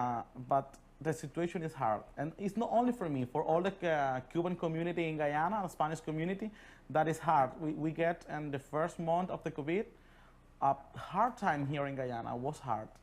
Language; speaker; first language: English; non-native, learner; Spanish